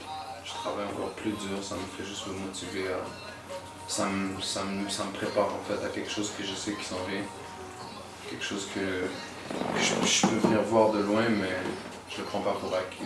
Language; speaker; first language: French; native; French